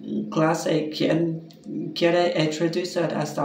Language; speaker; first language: Spanish; non-native, learner; English